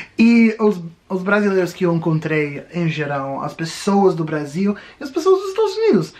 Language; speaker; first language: Portuguese; non-native, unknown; English